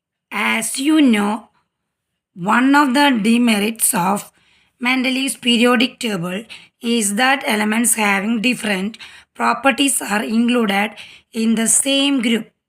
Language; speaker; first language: English; non-native, local second language; Malayalam